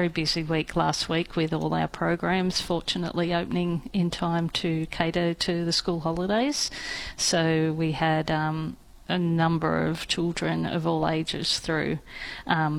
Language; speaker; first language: English; native; English